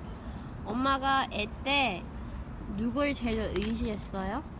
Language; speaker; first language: Korean; early bilingual, heritage; English